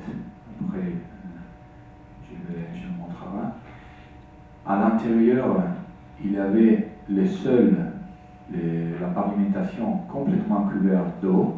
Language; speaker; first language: French; non-native, fluent; Italian